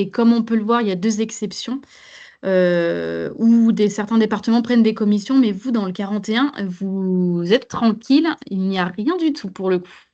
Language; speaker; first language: French; native; French